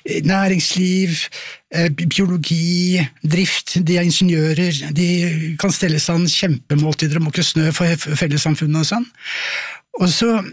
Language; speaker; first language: Norwegian; native; Norwegian